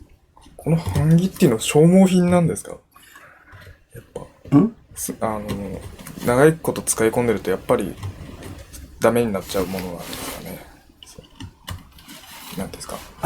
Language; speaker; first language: Japanese; native; Japanese